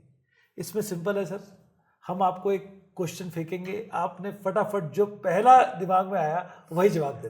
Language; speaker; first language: Hindi; native; Hindi